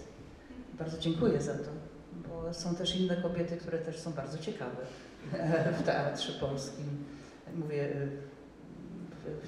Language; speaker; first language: Polish; non-native, fluent; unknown